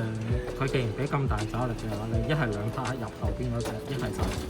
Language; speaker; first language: Chinese; native; Chinese